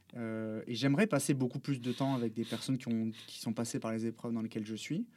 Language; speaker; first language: French; native; French